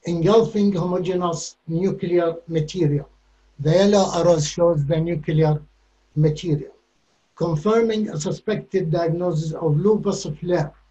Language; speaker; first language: English; non-native, fluent; Arabic